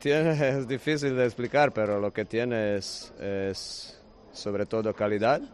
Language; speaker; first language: Spanish; non-native, fluent; Croatian